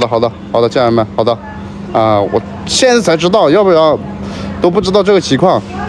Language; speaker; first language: Chinese; native; Chinese